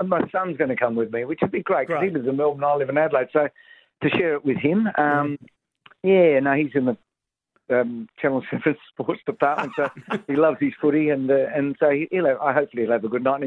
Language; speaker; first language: English; native; English